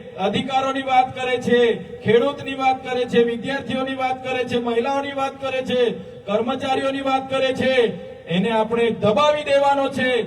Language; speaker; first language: Gujarati; non-native, local second language; Vasavi